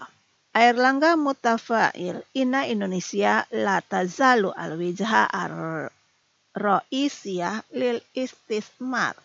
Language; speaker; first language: Arabic; non-native, fluent; Indonesian